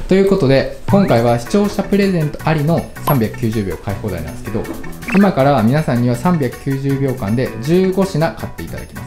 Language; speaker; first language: Japanese; native; Japanese